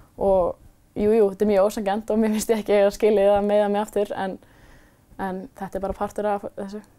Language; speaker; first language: Icelandic; native; Icelandic